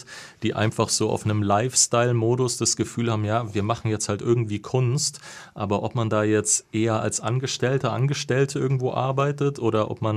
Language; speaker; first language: German; native; German